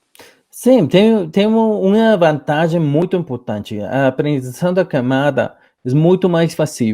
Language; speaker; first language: Portuguese; non-native, fluent; Spanish